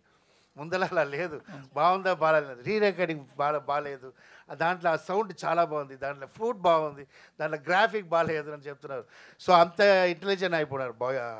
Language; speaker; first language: Telugu; non-native, local second language; Tamil